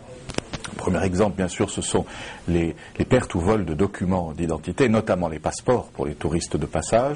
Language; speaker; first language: French; native; French